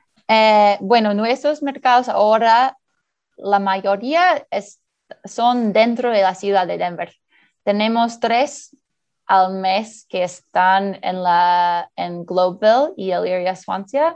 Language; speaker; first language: Spanish; early bilingual, heritage; Spanish